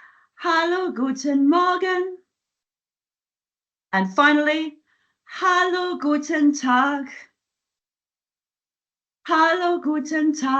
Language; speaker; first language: German; non-native, fluent; English